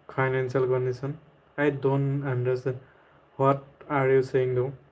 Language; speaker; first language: English; non-native, local second language; Assamese